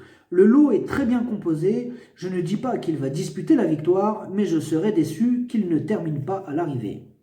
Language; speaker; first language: French; native; French